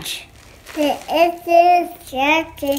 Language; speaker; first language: Spanish; early bilingual, heritage; Spanish